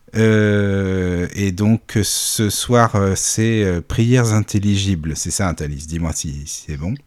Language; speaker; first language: French; native; French